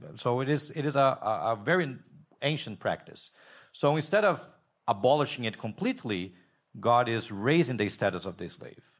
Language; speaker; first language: English; non-native, fluent; Portuguese